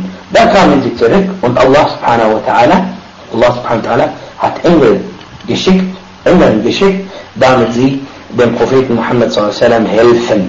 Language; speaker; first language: German; non-native, fluent; Arabic